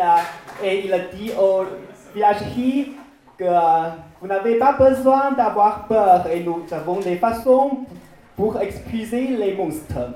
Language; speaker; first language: French; non-native, learner; Chinese